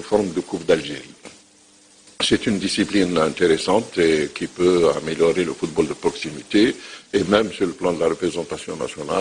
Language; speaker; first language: French; non-native, local second language; Arabic